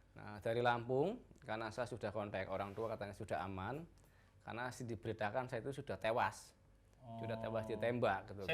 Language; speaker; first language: Indonesian; non-native, local second language; Javanese